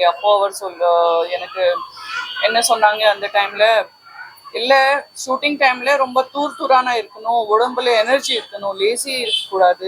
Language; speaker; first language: Tamil; non-native, fluent; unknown